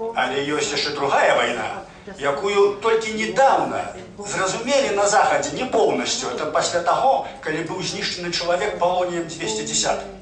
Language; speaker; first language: Belarusian; native; Belarusian